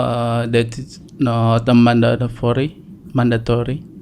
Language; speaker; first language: English; non-native, learner; Indonesian